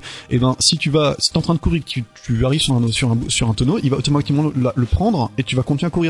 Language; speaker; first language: French; native; French